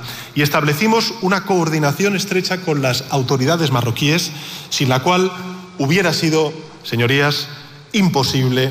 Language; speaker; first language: Spanish; native; Spanish